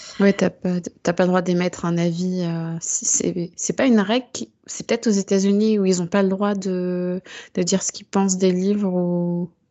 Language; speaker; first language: French; native; French